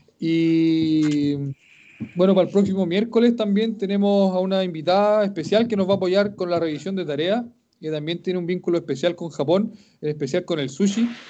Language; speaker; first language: Spanish; native; Spanish